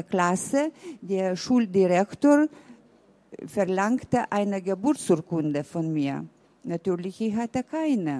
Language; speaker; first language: German; early bilingual, heritage; German